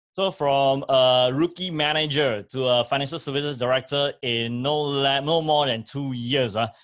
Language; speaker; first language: English; native; English